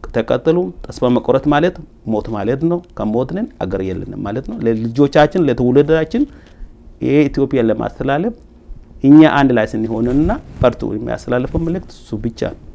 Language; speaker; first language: Amharic; non-native, local second language; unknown